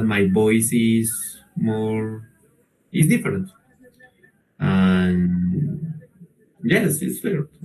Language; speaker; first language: English; non-native, learner; Spanish